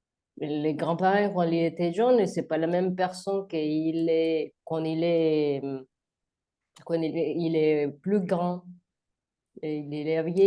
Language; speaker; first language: French; non-native, learner; Spanish